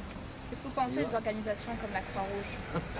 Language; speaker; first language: French; native; French